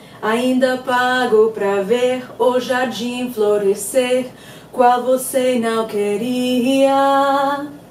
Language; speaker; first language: Portuguese; non-native, fluent; English